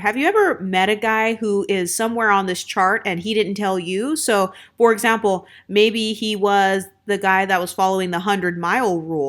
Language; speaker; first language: English; native; English